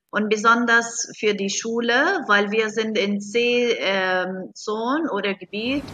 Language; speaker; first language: German; non-native, learner; Arabic